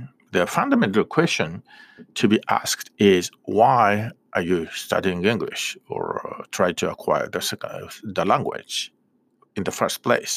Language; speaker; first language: English; non-native, fluent; Japanese